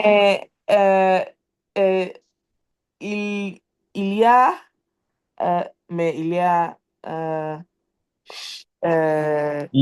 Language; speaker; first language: French; non-native, learner; English